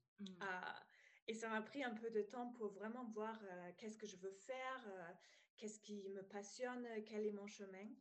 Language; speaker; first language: French; non-native, fluent; German